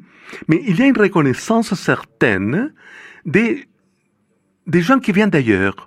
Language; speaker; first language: French; non-native, fluent; Spanish